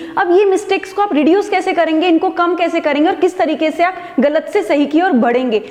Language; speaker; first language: Hindi; non-native, local second language; Marathi